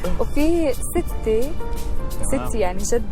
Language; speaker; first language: Arabic; native; Arabic